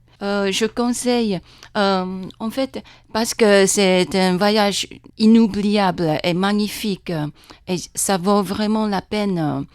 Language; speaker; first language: French; non-native, fluent; Chinese